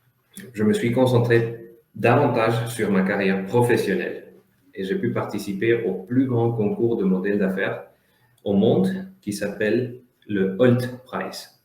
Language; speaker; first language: French; non-native, fluent; Spanish